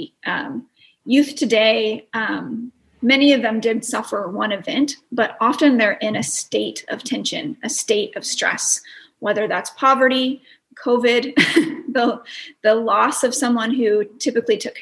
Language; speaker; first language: English; native; English